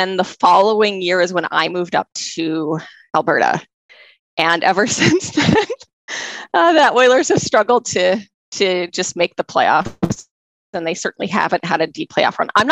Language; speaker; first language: English; native; English